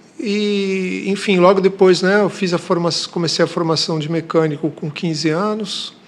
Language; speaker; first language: Portuguese; native; Portuguese